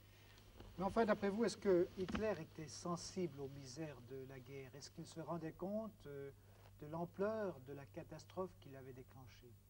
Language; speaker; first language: French; native; French